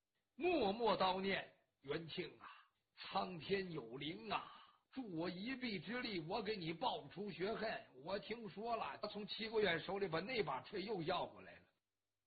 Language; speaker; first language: Chinese; native; Chinese